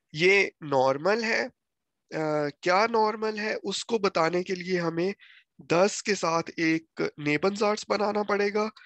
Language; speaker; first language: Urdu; non-native, local second language; Punjabi